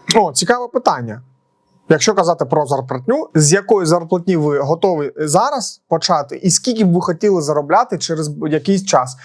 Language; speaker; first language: Ukrainian; non-native, local second language; Russian